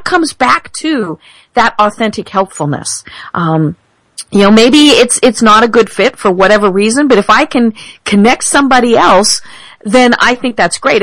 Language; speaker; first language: English; native; English